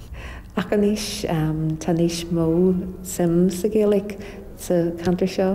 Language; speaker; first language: Irish; non-native, learner; English